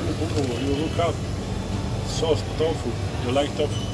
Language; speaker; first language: English; non-native, learner; Serbian